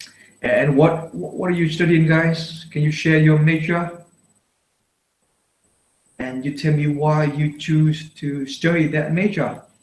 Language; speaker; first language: English; non-native, fluent; Vietnamese